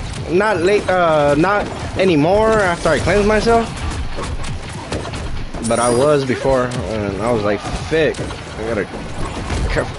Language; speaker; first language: English; early bilingual, other home language; Spanish